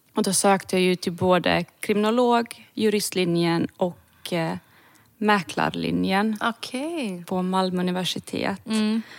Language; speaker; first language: Swedish; early bilingual, other home language; Serbian